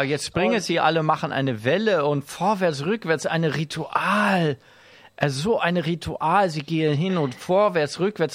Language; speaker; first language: German; native; German